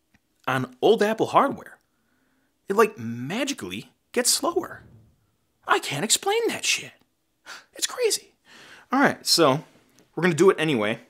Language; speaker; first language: English; native; English